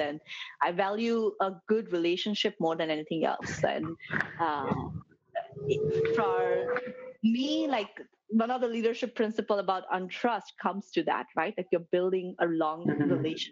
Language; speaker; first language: English; non-native, local second language; Gujarati